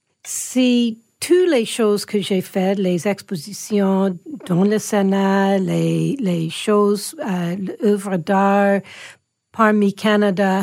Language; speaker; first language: French; non-native, local second language; English